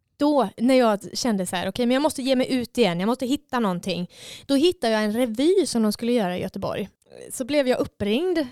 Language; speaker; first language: Swedish; native; Swedish